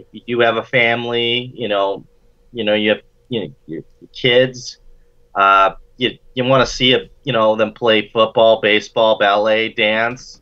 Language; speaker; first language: English; native; English